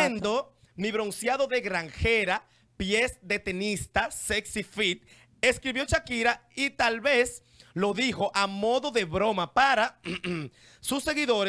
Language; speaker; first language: Spanish; native; Spanish